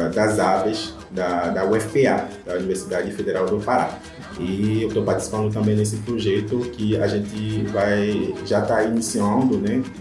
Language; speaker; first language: Portuguese; non-native, fluent; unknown